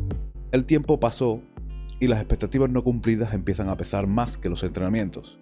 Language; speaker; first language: Spanish; native; Spanish